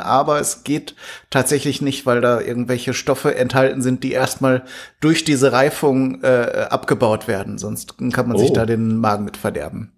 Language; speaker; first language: German; native; German